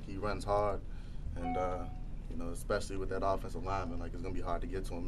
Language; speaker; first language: English; native; English